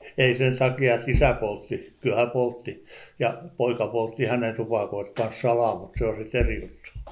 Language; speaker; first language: Finnish; native; Finnish